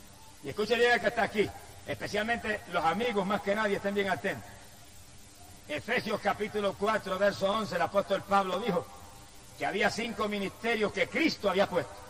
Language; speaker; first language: Spanish; native; Spanish